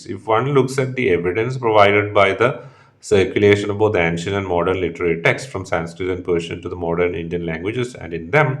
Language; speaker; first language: English; non-native, local second language; Malayalam